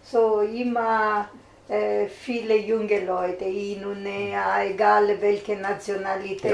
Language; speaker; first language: German; non-native, learner; Italian